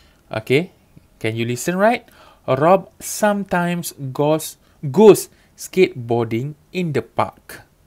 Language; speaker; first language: English; non-native, local second language; Malay